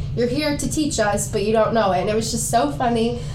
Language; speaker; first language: English; native; English